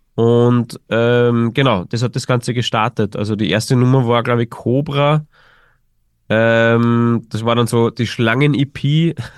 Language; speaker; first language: German; native; German